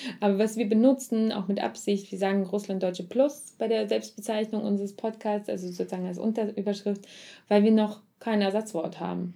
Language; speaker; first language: German; early bilingual, other home language; Russian